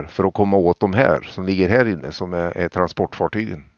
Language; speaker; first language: Swedish; native; Swedish